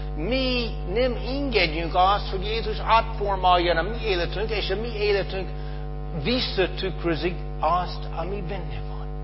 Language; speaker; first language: Hungarian; non-native, fluent; English